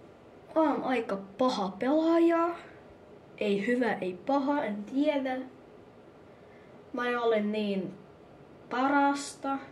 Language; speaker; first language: Finnish; early bilingual, other home language; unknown